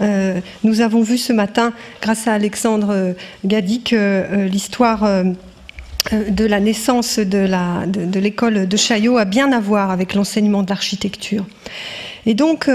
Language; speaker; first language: French; native; French